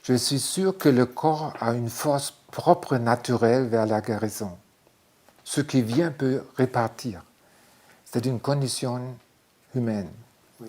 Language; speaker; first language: French; non-native, fluent; German